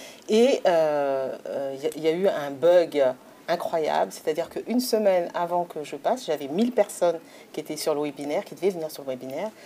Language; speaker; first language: French; native; French